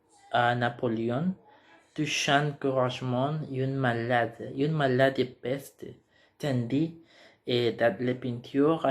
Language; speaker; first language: French; non-native, learner; Spanish